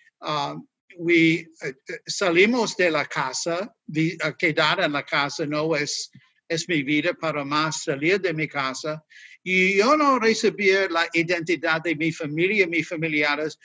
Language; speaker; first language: Spanish; non-native, learner; English